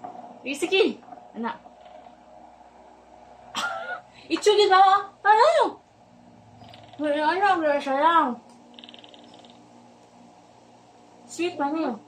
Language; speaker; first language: Filipino; non-native, local second language; Cebuano